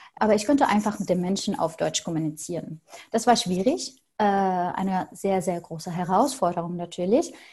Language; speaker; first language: German; non-native, fluent; Arabic